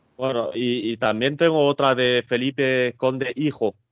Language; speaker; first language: Spanish; early bilingual, other home language; French